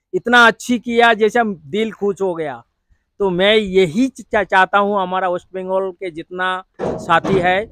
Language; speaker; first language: Hindi; non-native, local second language; Bangla